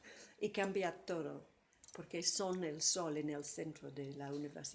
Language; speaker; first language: Spanish; non-native, fluent; English